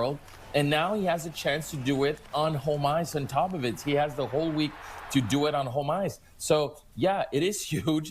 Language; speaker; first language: English; non-native, local second language; French